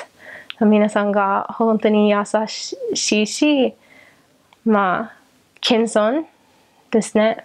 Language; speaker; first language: Japanese; non-native, learner; English